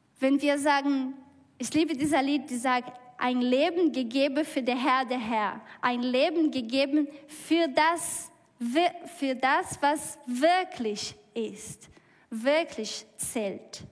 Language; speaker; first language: German; non-native, learner; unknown